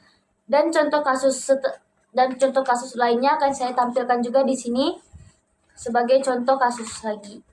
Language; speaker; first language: Indonesian; native; Indonesian